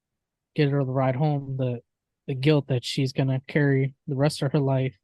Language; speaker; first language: English; native; English